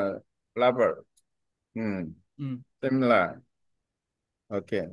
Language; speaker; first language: English; non-native, learner; Vietnamese